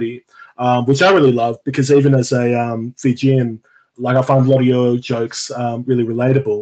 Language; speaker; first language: English; native; English